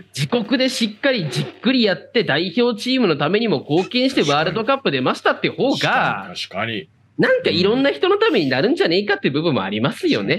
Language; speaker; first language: Japanese; native; Japanese